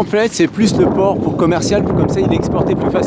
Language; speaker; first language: French; native; French